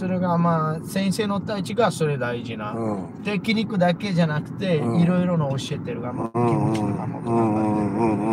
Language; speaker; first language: Japanese; non-native, learner; Portuguese